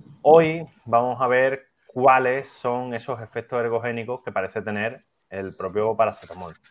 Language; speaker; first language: Spanish; native; Spanish